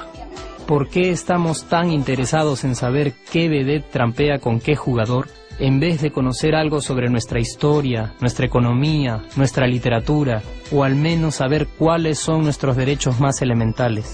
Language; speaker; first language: Spanish; native; Spanish